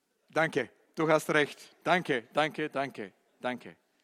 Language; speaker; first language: German; non-native, fluent; Bulgarian